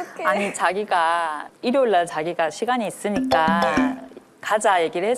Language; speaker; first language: Korean; native; Korean